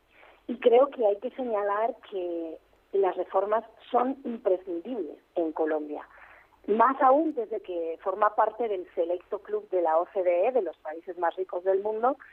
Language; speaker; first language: Spanish; native; Spanish